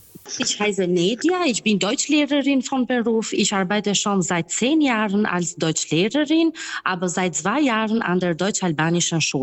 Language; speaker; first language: German; non-native, fluent; Albanian